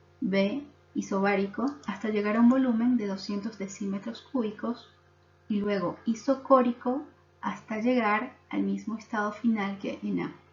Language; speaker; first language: Spanish; native; Spanish